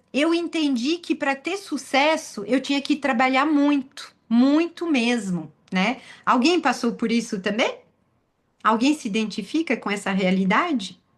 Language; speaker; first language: Portuguese; non-native, fluent; French